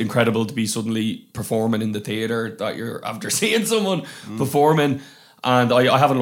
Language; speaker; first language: English; native; English